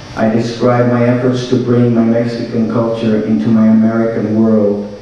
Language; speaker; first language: English; early bilingual, other home language; Spanish